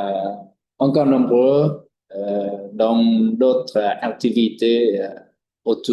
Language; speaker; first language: French; non-native, fluent; Vietnamese